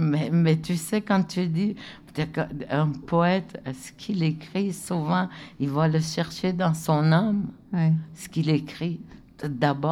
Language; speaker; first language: French; non-native, local second language; Innu-aimun